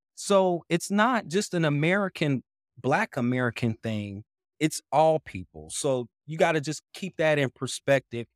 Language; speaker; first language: English; native; English